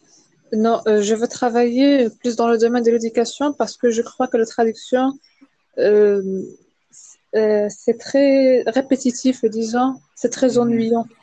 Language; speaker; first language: French; non-native, local second language; Arabic